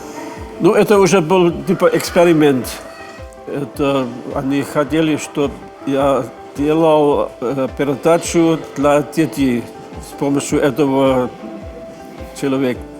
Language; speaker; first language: Russian; non-native, fluent; German